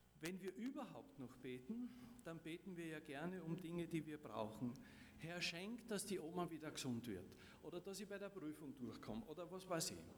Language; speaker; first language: German; native; German